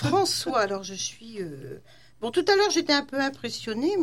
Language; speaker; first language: French; native; French